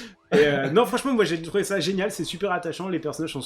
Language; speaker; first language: French; native; French